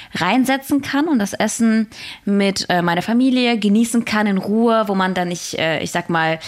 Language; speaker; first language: German; early bilingual, other home language; Russian